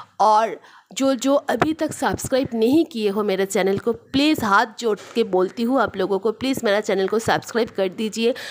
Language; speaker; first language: Hindi; non-native, local second language; Bangla